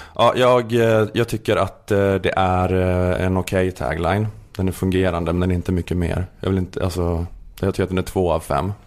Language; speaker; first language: Swedish; native; Swedish